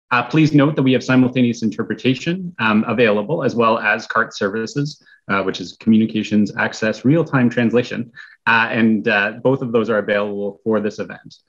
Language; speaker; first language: English; native; English